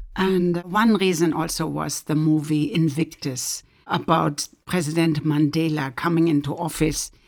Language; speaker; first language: English; non-native, fluent; German